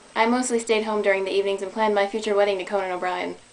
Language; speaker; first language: English; native; English